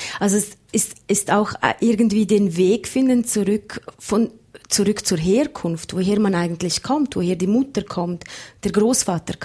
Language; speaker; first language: German; native; German